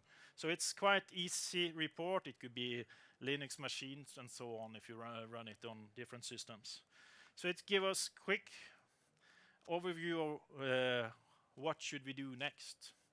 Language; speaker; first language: English; non-native, fluent; Norwegian